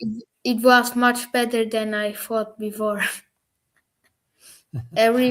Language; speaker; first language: English; non-native, learner; German